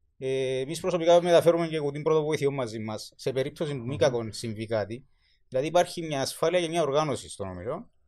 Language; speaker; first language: Greek; native; Greek